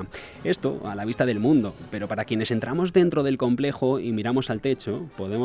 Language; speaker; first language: Spanish; native; Spanish